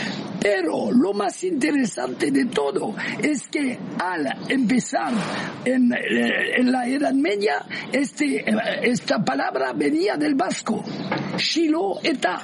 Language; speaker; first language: Spanish; non-native, fluent; French